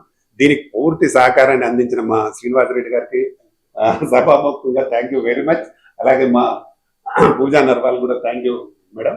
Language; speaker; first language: Telugu; native; Telugu